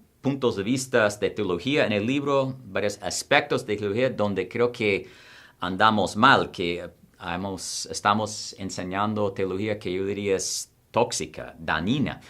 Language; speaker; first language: Spanish; non-native, fluent; English